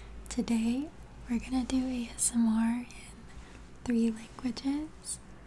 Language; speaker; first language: English; native; English